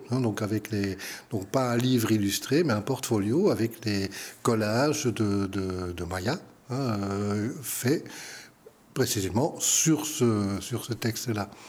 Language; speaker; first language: French; non-native, local second language; Dutch